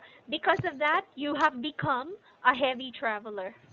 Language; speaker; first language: English; non-native, fluent; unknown